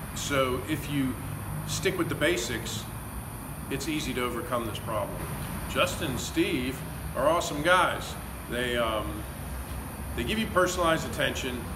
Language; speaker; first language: English; native; English